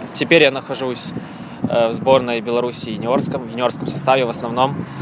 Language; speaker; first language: Russian; native; Russian